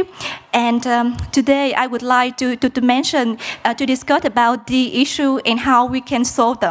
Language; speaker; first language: English; non-native, fluent; Vietnamese